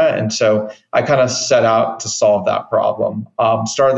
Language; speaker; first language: English; native; English